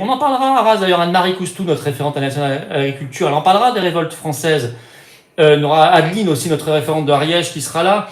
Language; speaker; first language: French; native; French